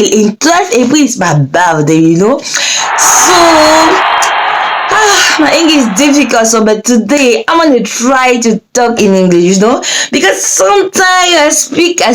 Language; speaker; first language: English; non-native, learner; French